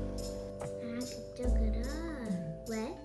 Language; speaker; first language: Korean; early bilingual, other home language; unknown